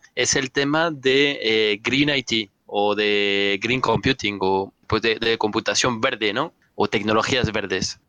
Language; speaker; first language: Spanish; non-native, fluent; French